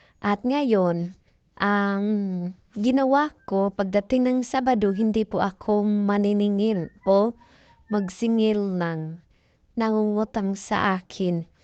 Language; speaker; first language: Filipino; non-native, local second language; Cebuano